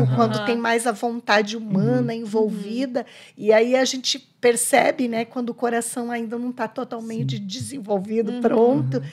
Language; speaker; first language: Portuguese; native; Portuguese